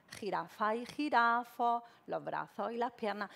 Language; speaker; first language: Spanish; native; Spanish